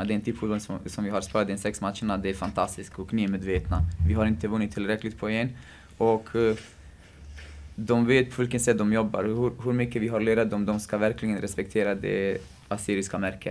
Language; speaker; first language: Swedish; non-native, fluent; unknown